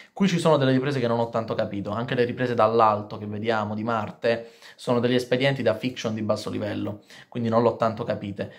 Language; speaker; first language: Italian; native; Italian